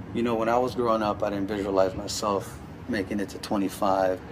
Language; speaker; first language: English; native; English